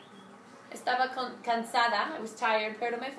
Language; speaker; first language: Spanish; non-native, learner; English